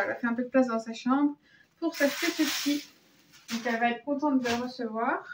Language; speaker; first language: French; native; French